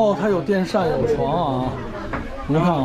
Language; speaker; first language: Chinese; native; Chinese